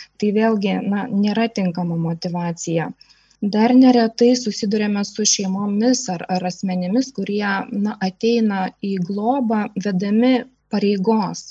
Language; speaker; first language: Lithuanian; native; Lithuanian